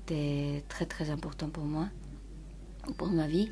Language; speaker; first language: French; non-native, fluent; Japanese